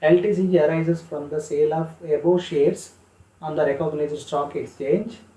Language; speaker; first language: English; non-native, local second language; Kannada